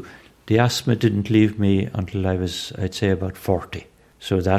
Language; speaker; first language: English; native; English